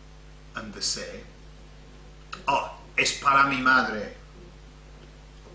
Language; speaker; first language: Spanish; non-native, fluent; English